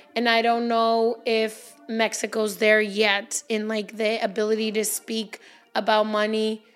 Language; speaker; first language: English; early bilingual, heritage; Spanish